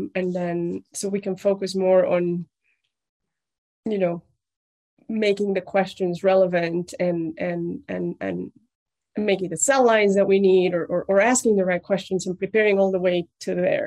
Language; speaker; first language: English; non-native, fluent; Spanish